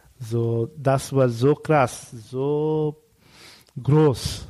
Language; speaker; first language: German; non-native, learner; Bangla